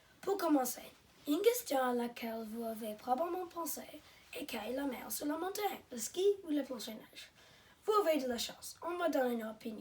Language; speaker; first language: French; non-native, learner; English